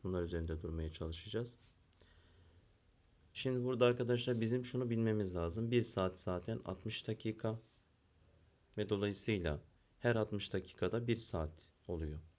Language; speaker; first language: Turkish; native; Turkish